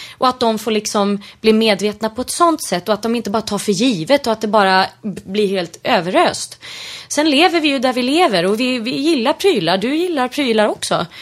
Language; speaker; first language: Swedish; native; Swedish